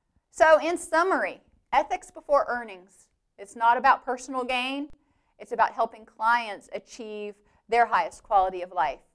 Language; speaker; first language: English; native; English